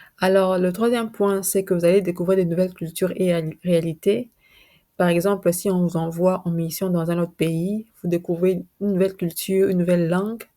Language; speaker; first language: French; non-native, local second language; Lingala